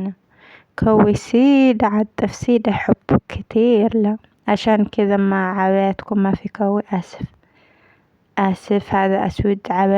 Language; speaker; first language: Arabic; non-native, learner; Amharic